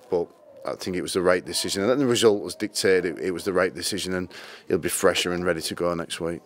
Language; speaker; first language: English; native; English